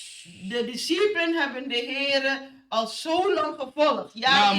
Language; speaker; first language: Dutch; non-native, fluent; Indonesian